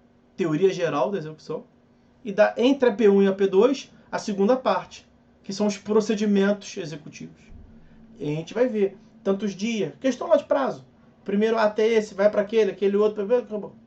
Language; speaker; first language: Portuguese; native; Portuguese